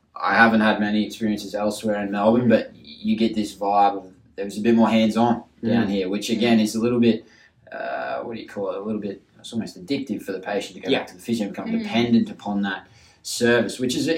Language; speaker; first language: English; native; English